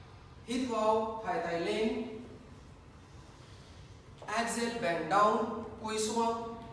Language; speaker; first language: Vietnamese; non-native, learner; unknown